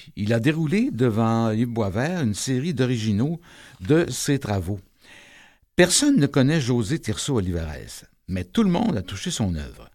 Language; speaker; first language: French; native; French